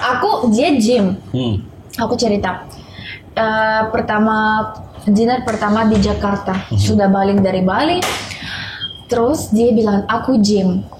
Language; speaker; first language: Indonesian; non-native, learner; Russian